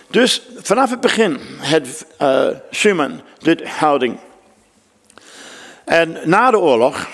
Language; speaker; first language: Dutch; non-native, fluent; English